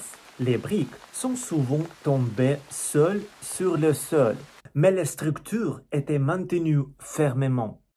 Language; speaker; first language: French; non-native, learner; Russian